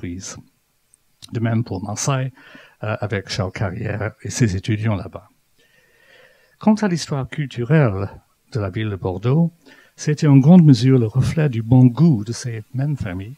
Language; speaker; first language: French; non-native, fluent; English